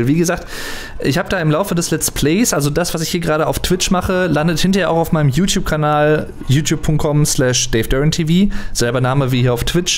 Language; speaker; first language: German; native; German